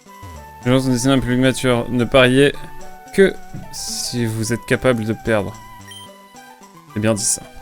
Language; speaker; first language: French; native; French